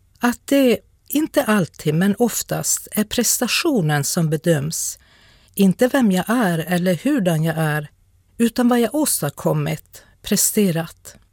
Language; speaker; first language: Swedish; non-native, local second language; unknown